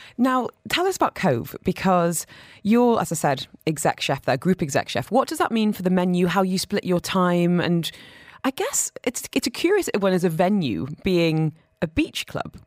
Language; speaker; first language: English; native; English